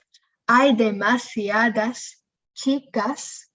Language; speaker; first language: Spanish; non-native, fluent; English